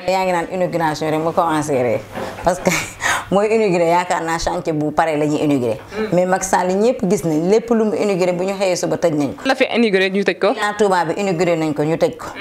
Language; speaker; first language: Wolof; native; Wolof